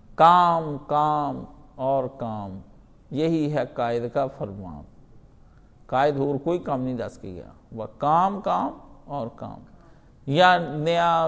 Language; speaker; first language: Urdu; non-native, local second language; Punjabi